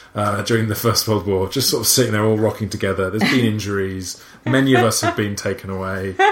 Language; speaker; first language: English; native; English